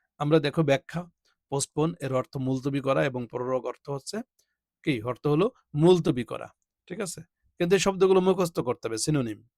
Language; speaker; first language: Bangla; native; Bangla